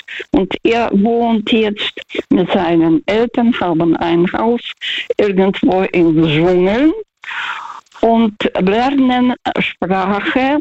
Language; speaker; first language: German; non-native, fluent; Russian